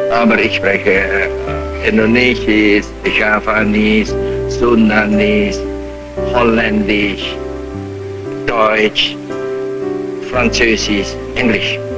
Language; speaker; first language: German; non-native, fluent; Javanese